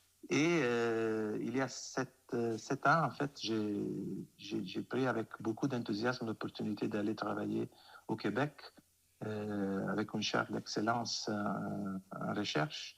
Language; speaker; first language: French; non-native, fluent; Italian